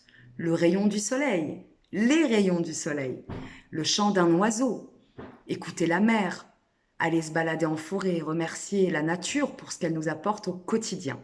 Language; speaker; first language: French; native; French